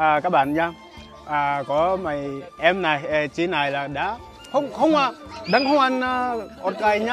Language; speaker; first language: Vietnamese; non-native, learner; Portuguese